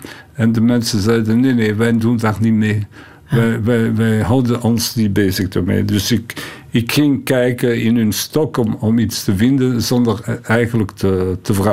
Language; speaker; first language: Dutch; non-native, local second language; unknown